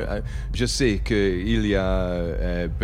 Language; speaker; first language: French; non-native, learner; English